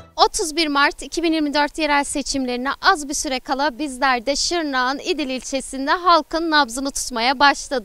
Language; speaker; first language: Turkish; native; Turkish